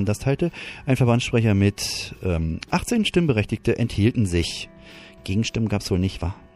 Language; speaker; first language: German; native; German